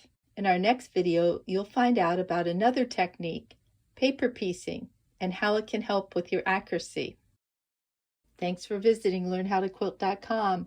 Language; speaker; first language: English; native; English